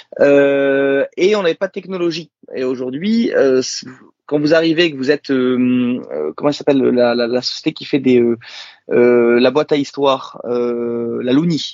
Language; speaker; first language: French; native; French